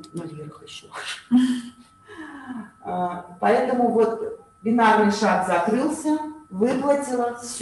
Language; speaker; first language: Russian; native; Russian